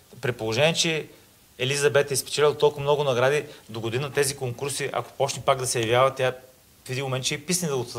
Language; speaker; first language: Bulgarian; native; Bulgarian